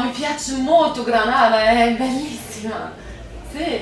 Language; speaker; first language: Italian; non-native, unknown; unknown